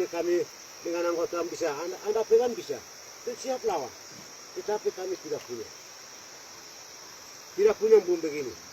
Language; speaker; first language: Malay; non-native, local second language; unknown